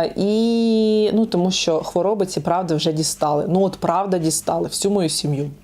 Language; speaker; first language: Ukrainian; non-native, local second language; Russian